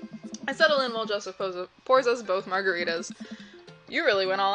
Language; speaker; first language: English; native; English